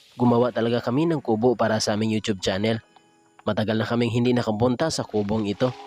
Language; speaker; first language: Filipino; non-native, local second language; Cebuano